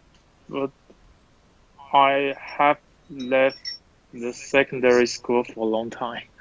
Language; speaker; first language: English; non-native, learner; Chinese